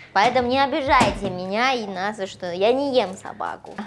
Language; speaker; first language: Russian; non-native, fluent; Chinese